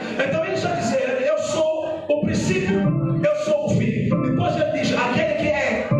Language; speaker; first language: Portuguese; non-native, local second language; Tsonga